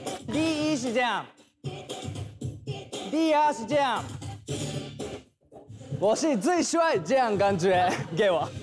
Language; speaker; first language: Chinese; non-native, fluent; Korean